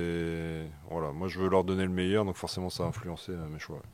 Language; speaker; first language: French; native; French